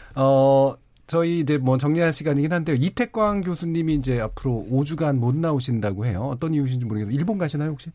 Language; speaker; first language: Korean; native; Korean